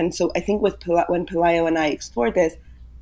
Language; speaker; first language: English; early bilingual, other home language; Yiddish